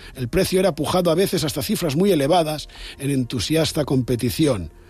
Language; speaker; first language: Spanish; non-native, local second language; Catalan